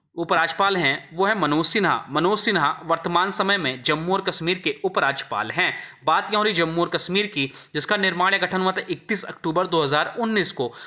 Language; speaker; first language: Hindi; native; Hindi